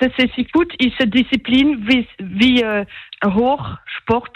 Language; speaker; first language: German; non-native, local second language; French